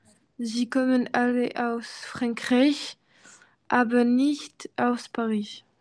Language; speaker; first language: German; non-native, learner; French